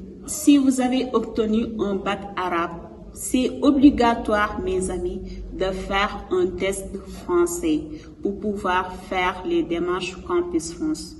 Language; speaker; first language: French; non-native, local second language; Wolof